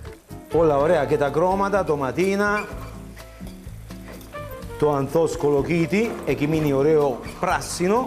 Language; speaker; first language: Greek; non-native, learner; Italian